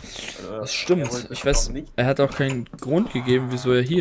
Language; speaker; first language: German; native; German